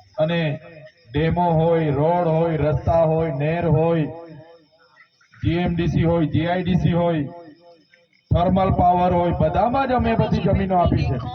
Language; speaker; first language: Gujarati; non-native, local second language; Vasavi